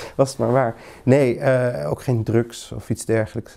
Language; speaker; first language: Dutch; early bilingual, other home language; Greek